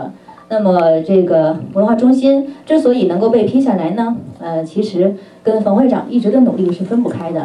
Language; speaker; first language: Chinese; native; Chinese